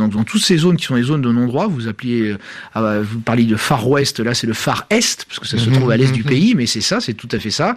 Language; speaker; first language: French; native; French